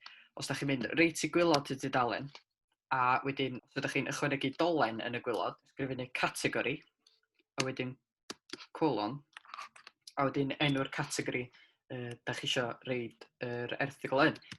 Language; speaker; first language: Welsh; native; Welsh